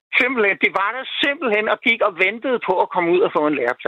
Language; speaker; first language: Danish; native; Danish